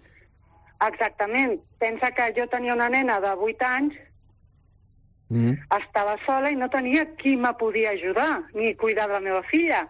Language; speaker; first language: Catalan; non-native, local second language; Spanish